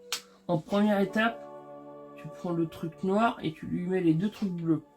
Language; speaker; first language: French; native; French